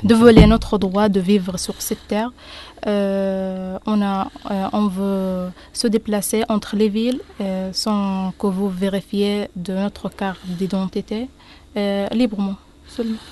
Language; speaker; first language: French; non-native, learner; Arabic